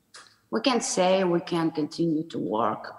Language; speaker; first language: English; non-native, learner; Russian